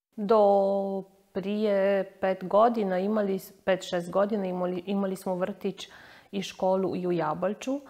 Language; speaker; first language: Croatian; early bilingual, heritage; Croatian